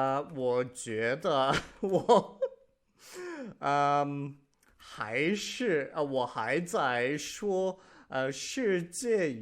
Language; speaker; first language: Chinese; non-native, learner; English